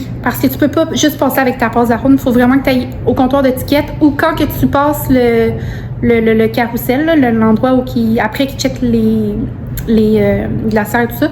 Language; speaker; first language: French; native; French